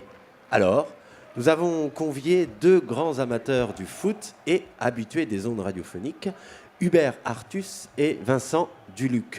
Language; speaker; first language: French; native; French